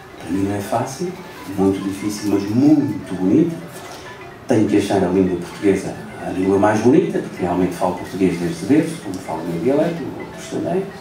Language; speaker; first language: Portuguese; non-native, local second language; Upper Guinea Crioulo